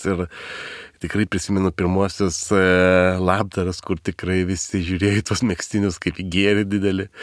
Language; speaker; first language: Lithuanian; native; Lithuanian